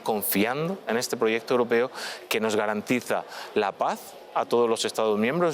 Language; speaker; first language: Spanish; native; Spanish